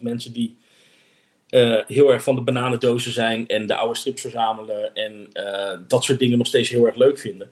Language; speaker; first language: Dutch; native; Dutch